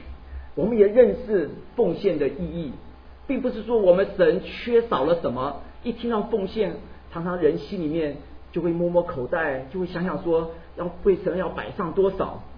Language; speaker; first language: Chinese; native; Chinese